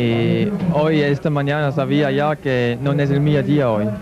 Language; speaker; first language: Spanish; non-native, learner; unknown